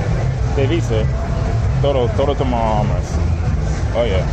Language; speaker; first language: Spanish; early bilingual, heritage; Haitian Creole